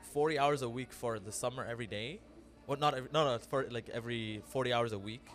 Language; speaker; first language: English; early bilingual, other home language; Amharic